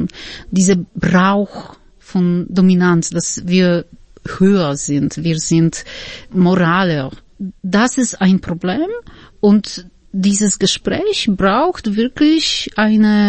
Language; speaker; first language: German; non-native, fluent; Polish